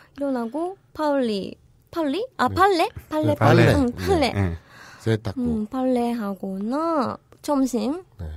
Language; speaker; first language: Korean; non-native, learner; Japanese